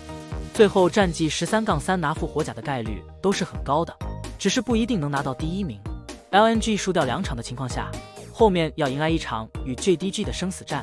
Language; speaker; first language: Chinese; native; Chinese